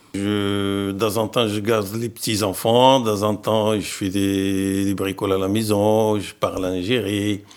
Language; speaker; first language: French; non-native, fluent; Arabic